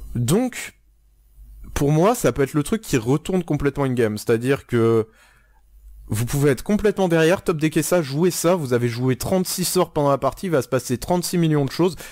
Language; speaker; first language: French; native; French